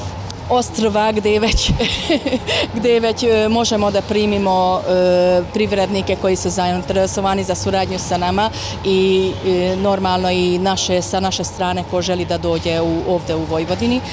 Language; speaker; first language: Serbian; non-native, fluent; Hungarian